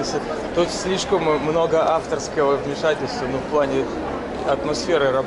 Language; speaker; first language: Russian; native; Russian